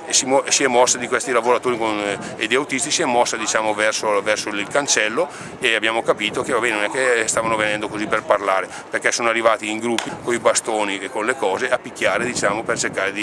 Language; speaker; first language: Italian; native; Italian